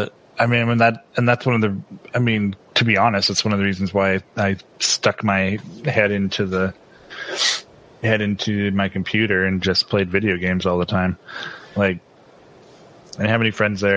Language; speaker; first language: English; native; English